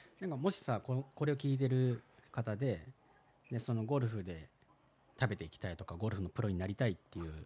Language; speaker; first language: Japanese; early bilingual, heritage; Japanese